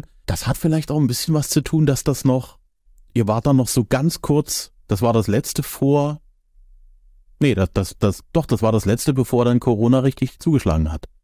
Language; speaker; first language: German; native; German